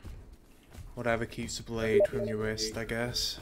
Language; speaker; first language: English; native; English